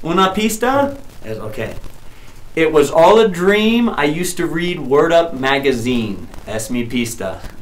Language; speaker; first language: Spanish; non-native, learner; English